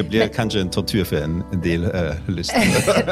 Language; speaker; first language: Swedish; non-native, fluent; German